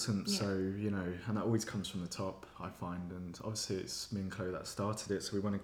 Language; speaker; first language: English; native; English